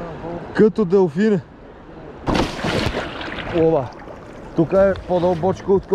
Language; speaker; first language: Bulgarian; native; Bulgarian